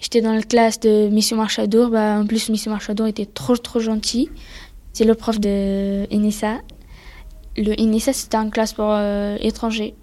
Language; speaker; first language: French; early bilingual, other home language; Pashto